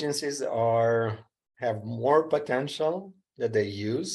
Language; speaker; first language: English; non-native, fluent; Ukrainian